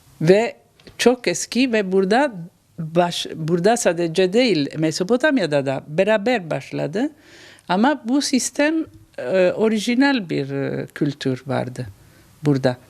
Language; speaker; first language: Turkish; non-native, learner; Italian